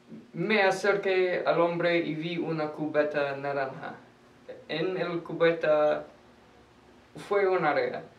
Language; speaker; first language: Spanish; non-native, learner; English